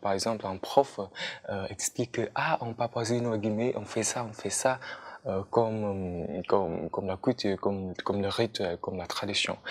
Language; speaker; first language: French; non-native, fluent; Khmer